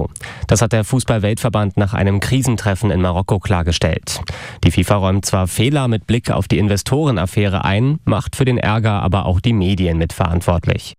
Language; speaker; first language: German; native; German